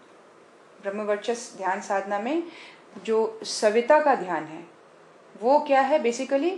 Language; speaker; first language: Hindi; native; Hindi